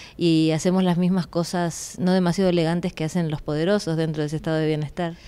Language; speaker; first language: Spanish; native; Spanish